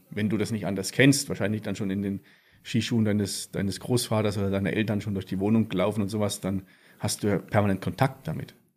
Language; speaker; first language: German; native; German